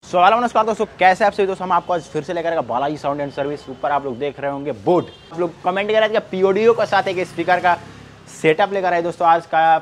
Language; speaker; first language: Hindi; native; Hindi